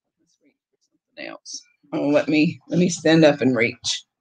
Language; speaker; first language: English; native; English